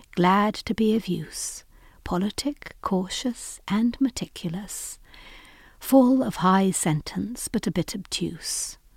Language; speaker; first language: English; native; English